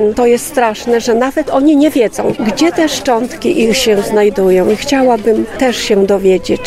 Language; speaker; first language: Polish; native; Polish